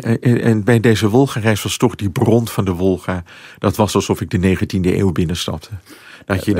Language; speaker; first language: Dutch; native; Dutch